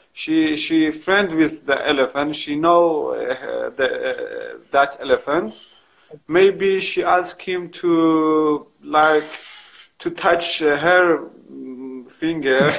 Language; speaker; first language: English; non-native, learner; Kurdish